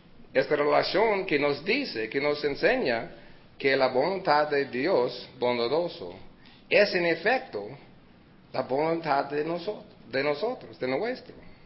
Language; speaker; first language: Spanish; early bilingual, heritage; Spanish